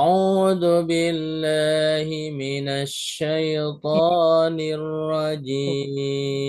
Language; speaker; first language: Arabic; non-native, learner; Indonesian